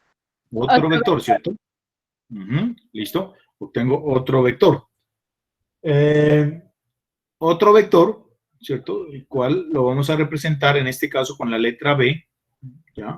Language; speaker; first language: Spanish; native; Spanish